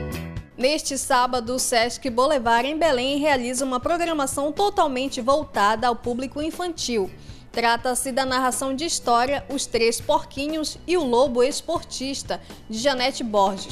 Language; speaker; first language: Portuguese; native; Portuguese